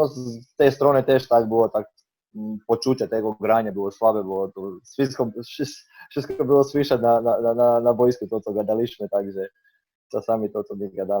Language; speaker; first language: Polish; non-native, fluent; Croatian